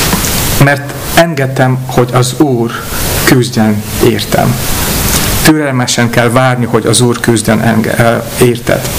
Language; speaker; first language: Hungarian; non-native, fluent; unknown